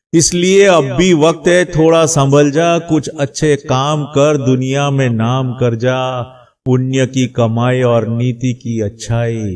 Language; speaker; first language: Hindi; non-native, local second language; Gujarati